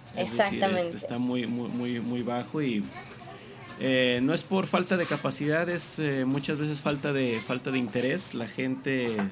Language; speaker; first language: Spanish; native; Spanish